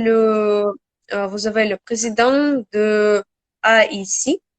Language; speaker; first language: French; non-native, learner; Russian